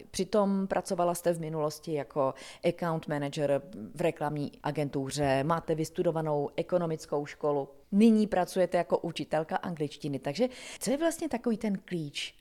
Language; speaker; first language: Czech; native; Czech